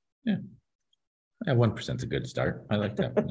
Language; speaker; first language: English; native; English